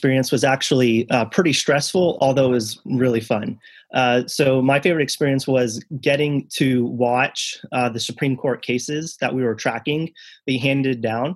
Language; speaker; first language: English; native; English